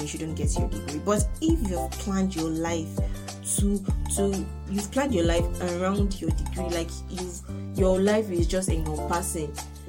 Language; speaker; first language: English; non-native, local second language; Yoruba